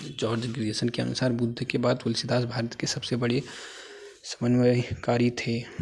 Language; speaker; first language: Hindi; native; Hindi